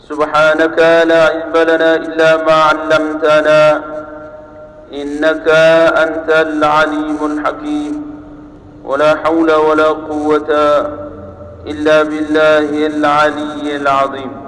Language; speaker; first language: Arabic; non-native, fluent; Sasak